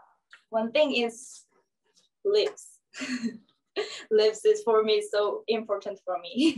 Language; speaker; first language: English; non-native, learner; Korean